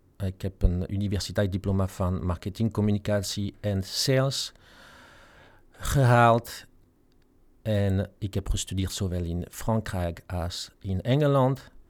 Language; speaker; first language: Dutch; non-native, fluent; French